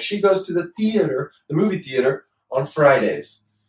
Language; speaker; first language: English; native; English